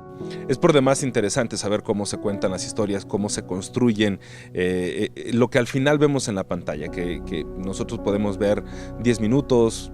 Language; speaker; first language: Spanish; native; Spanish